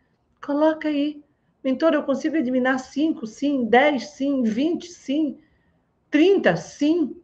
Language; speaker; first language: Portuguese; native; Portuguese